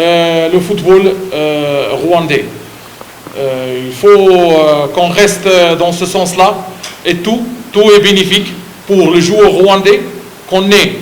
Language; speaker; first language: French; non-native, fluent; Arabic